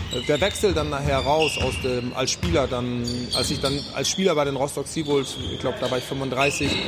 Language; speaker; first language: German; early bilingual, other home language; Danish